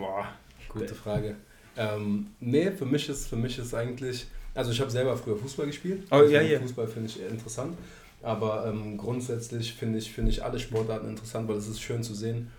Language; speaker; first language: German; native; German